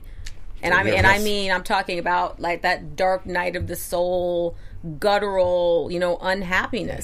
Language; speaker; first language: English; native; English